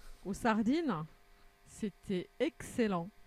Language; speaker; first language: French; native; French